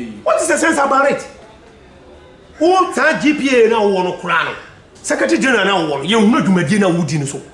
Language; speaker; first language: English; non-native, local second language; Akan